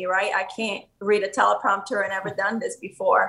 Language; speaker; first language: English; non-native, fluent; Portuguese